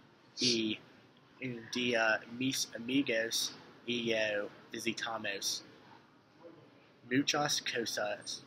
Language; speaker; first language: Spanish; non-native, learner; English